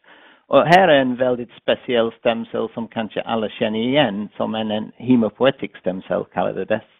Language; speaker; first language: Swedish; non-native, fluent; English